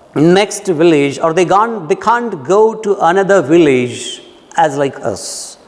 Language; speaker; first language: English; non-native, local second language; Marathi